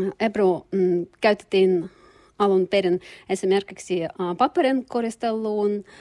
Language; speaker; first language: Finnish; non-native, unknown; Russian